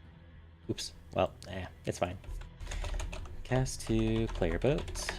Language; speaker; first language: English; native; English